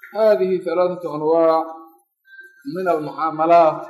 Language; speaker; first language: Arabic; non-native, local second language; Somali